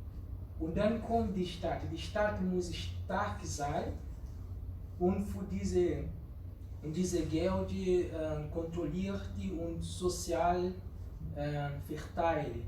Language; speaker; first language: German; non-native, learner; Portuguese